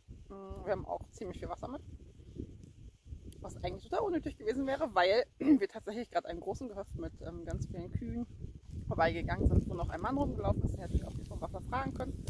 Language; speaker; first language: German; native; German